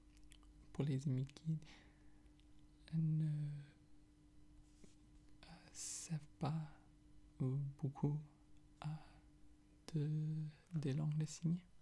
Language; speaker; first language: French; non-native, fluent; English